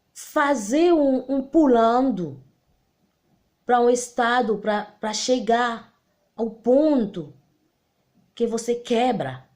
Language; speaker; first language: Portuguese; non-native, learner; Haitian Creole